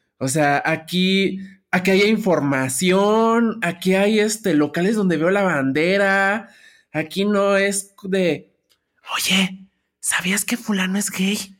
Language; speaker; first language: Spanish; native; Spanish